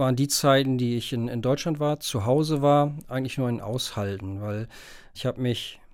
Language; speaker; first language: German; native; German